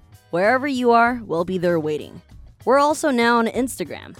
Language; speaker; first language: English; non-native, fluent; Chinese